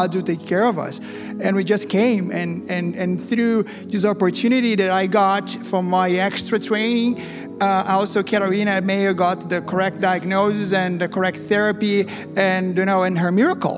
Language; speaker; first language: English; non-native, fluent; Portuguese